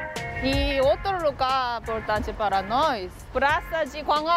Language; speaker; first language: Portuguese; non-native, learner; Korean